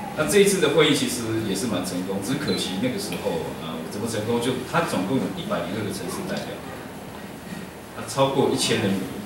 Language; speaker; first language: Chinese; native; Chinese